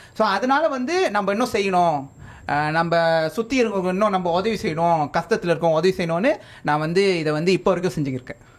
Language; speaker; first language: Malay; non-native, local second language; Tamil